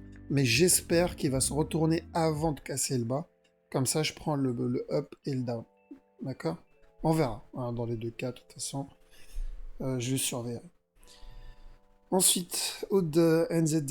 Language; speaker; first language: French; native; French